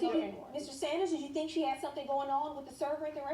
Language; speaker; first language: English; native; English